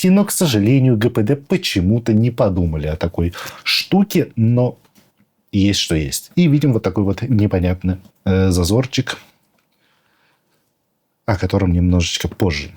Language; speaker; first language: Russian; native; Russian